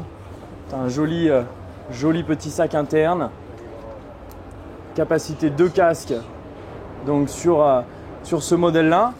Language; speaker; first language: French; native; French